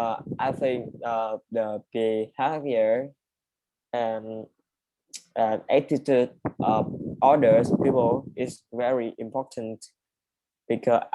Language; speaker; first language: English; non-native, learner; Vietnamese